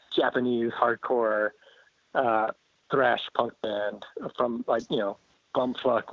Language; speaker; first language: English; native; English